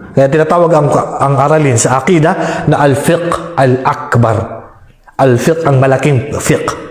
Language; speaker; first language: Filipino; non-native, local second language; Maranao